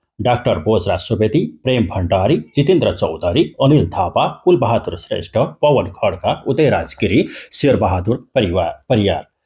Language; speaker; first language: Nepali; native; Nepali